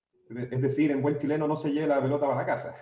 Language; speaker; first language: Spanish; native; Spanish